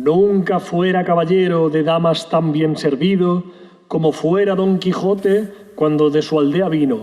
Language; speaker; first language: Spanish; native; Spanish